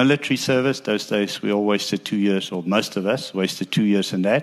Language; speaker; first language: English; non-native, local second language; Afrikaans